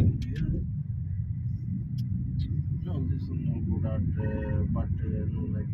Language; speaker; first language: English; non-native, learner; Bangla